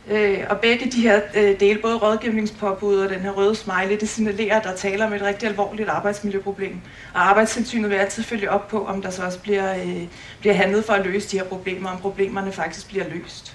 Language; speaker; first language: Danish; native; Danish